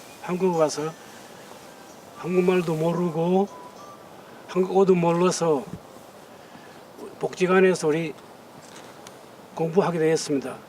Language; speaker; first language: Korean; non-native, learner; Russian